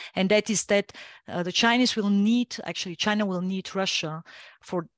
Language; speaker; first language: English; non-native, fluent; Bulgarian